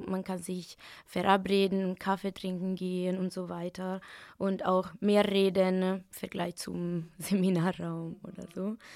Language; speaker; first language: German; non-native, fluent; Italian